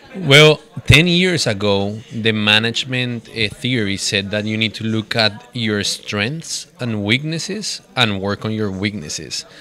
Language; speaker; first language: English; non-native, fluent; Spanish